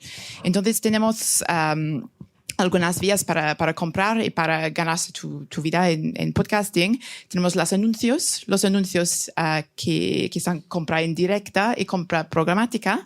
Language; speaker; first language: Spanish; non-native, fluent; English